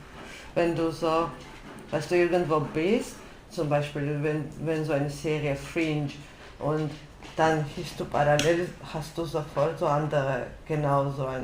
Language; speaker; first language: German; non-native, fluent; Georgian